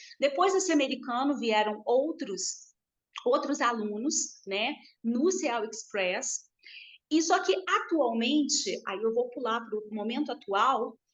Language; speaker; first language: Portuguese; native; Portuguese